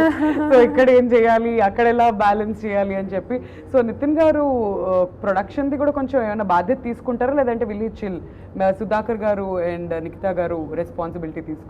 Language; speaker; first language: Telugu; native; Telugu